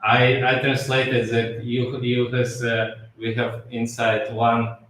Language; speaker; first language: English; non-native, learner; Russian